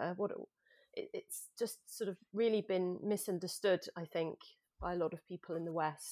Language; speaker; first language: English; native; English